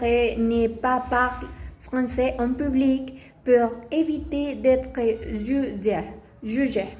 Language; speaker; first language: French; non-native, learner; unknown